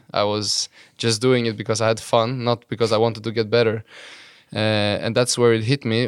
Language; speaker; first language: English; non-native, fluent; Norwegian